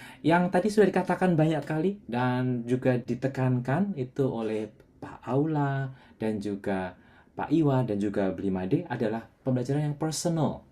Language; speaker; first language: Indonesian; non-native, local second language; Javanese